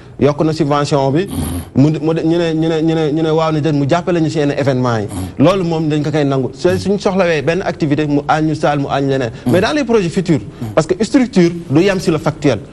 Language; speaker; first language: Wolof; native; Wolof